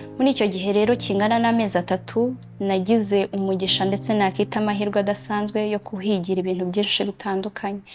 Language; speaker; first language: Kinyarwanda; native; Kinyarwanda